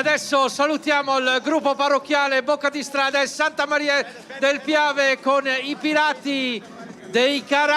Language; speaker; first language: Italian; native; Italian